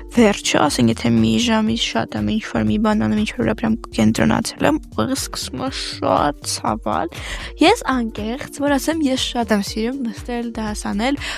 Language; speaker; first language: Armenian; early bilingual, heritage; Armenian